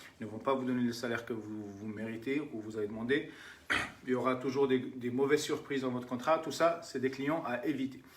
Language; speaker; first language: French; non-native, local second language; Arabic